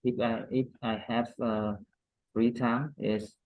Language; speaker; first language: English; non-native, learner; Vietnamese